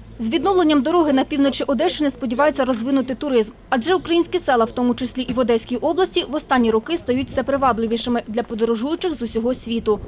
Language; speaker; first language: Ukrainian; native; Ukrainian